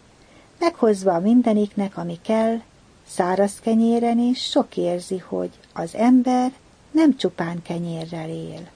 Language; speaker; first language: Hungarian; native; Hungarian